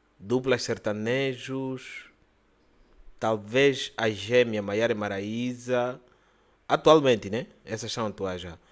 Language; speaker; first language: Portuguese; native; Portuguese